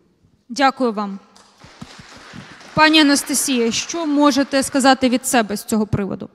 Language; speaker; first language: Ukrainian; native; Ukrainian